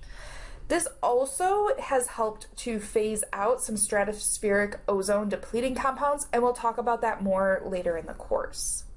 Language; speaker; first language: English; native; English